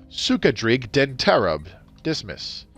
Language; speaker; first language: English; native; English